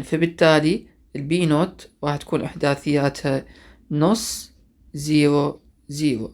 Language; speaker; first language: Arabic; native; Arabic